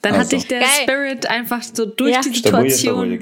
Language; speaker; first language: German; early bilingual, other home language; Russian